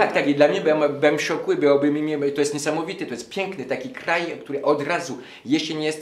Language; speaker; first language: Polish; non-native, learner; French